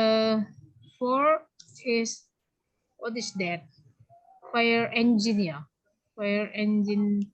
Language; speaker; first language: English; non-native, learner; Indonesian